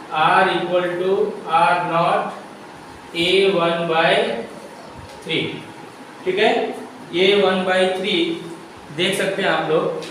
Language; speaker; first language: Hindi; native; Hindi